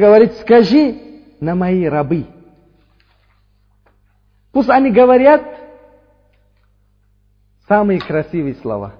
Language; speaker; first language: Russian; non-native, fluent; Uzbek